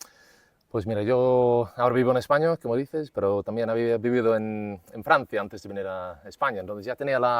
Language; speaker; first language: Spanish; non-native, fluent; English